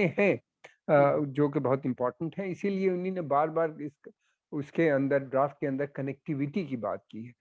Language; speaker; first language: Hindi; native; Hindi